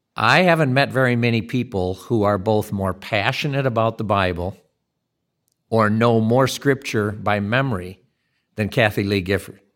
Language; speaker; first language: English; native; English